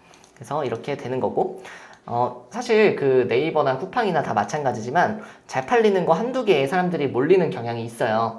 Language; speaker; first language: Korean; native; Korean